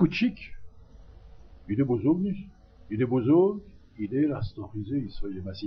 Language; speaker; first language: Persian; non-native, fluent; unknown